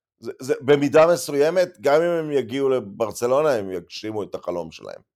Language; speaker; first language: Hebrew; native; Hebrew